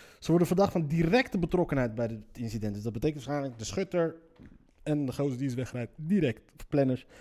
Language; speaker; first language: Dutch; early bilingual, other home language; Riffian